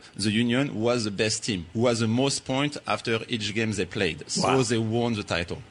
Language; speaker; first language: English; non-native, fluent; French